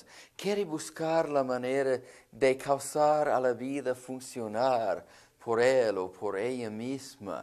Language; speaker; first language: Spanish; non-native, fluent; English